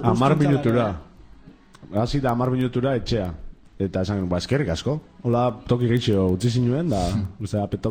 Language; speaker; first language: Basque; native; Basque